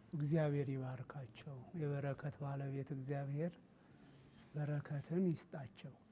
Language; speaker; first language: Amharic; native; Amharic